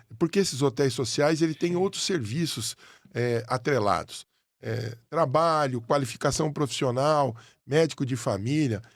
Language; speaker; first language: Portuguese; native; Portuguese